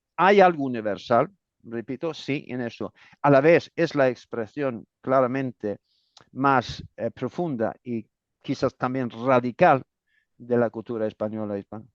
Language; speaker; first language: Spanish; non-native, fluent; Swedish